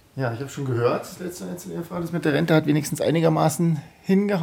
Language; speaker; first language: German; native; German